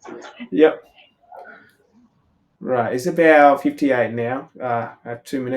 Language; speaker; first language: English; non-native, fluent; Vietnamese